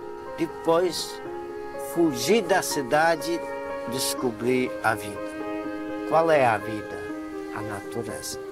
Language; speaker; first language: Portuguese; non-native, fluent; Polish